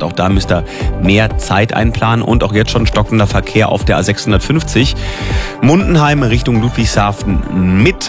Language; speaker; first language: German; native; German